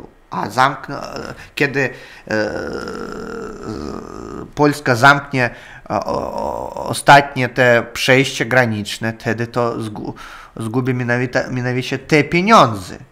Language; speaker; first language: Polish; non-native, learner; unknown